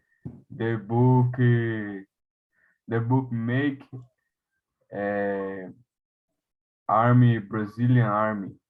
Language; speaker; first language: English; non-native, learner; Portuguese